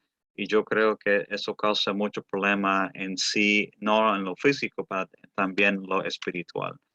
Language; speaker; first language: Spanish; early bilingual, heritage; Spanish